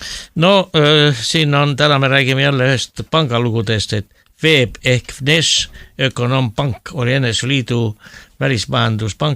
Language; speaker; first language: Estonian; native; Estonian